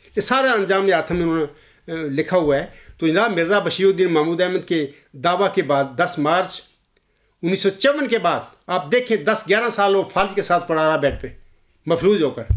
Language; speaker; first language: Urdu; non-native, local second language; Punjabi